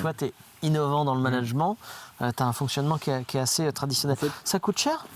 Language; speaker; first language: French; native; French